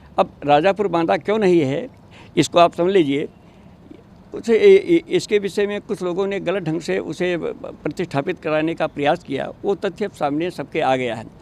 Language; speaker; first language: Hindi; native; Hindi